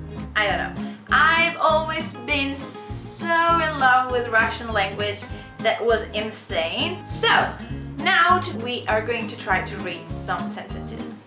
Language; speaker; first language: English; non-native, fluent; Italian